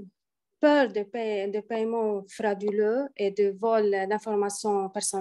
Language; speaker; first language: French; non-native, learner; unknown